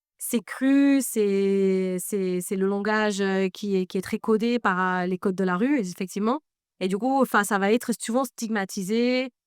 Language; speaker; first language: French; non-native, fluent; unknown